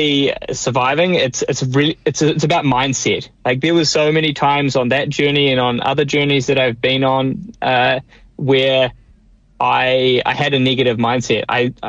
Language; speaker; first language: English; native; English